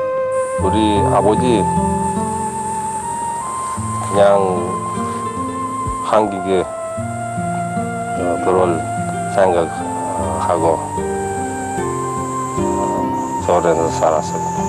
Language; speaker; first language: Korean; early bilingual, heritage; Korean